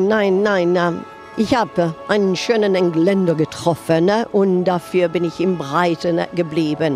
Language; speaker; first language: German; non-native, fluent; French